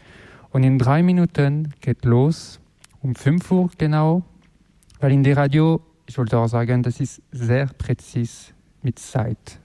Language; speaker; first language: German; non-native, fluent; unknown